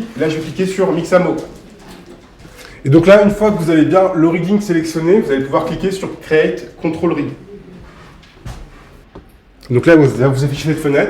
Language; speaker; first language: French; native; French